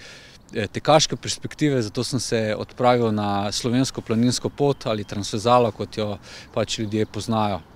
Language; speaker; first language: Slovenian; native; Slovenian